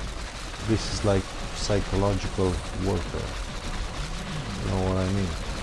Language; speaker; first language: English; non-native, fluent; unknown